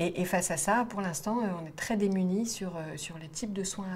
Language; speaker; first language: French; native; French